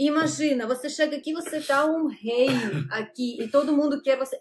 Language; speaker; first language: Portuguese; non-native, fluent; Russian